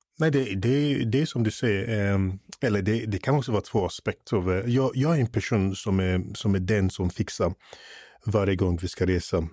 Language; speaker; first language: Swedish; non-native, fluent; English